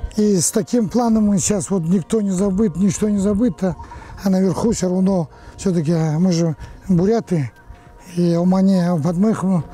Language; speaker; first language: Russian; non-native, local second language; Buriat